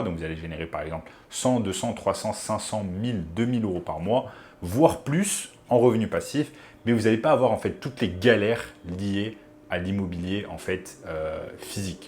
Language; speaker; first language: French; native; French